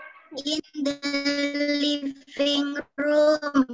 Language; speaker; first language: English; non-native, learner; Indonesian